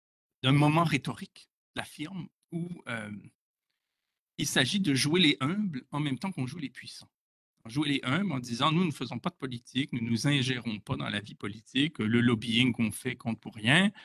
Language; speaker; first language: French; native; French